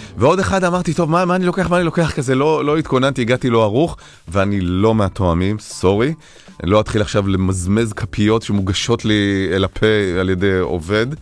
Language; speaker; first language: Hebrew; native; Hebrew